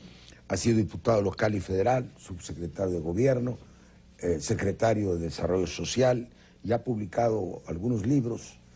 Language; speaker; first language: Spanish; native; Spanish